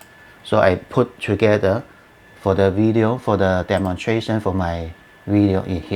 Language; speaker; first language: English; non-native, learner; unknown